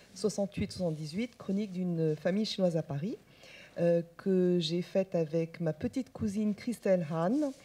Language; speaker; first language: French; non-native, local second language; Chinese